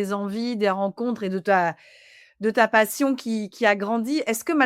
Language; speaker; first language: French; native; French